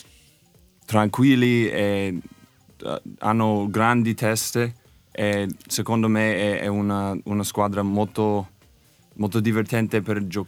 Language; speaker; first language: Italian; non-native, learner; English